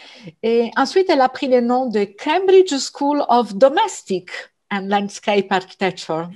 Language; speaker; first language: French; non-native, local second language; Italian